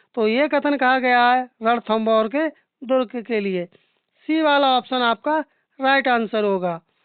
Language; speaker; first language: Hindi; native; Hindi